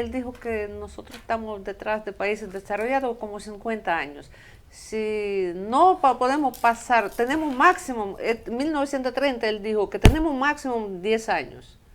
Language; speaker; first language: Spanish; non-native, fluent; Russian